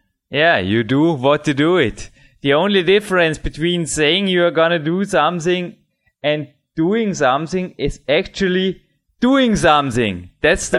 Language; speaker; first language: English; non-native, fluent; German